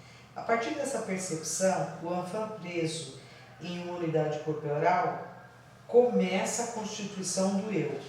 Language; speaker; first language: Portuguese; native; Portuguese